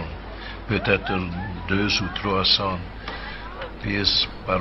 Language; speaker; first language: French; non-native, fluent; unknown